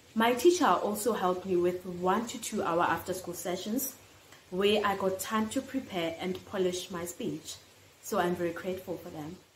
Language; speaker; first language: English; non-native, local second language; Southern Sotho